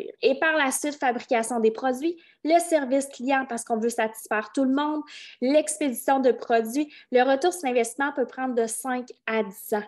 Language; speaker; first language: French; native; French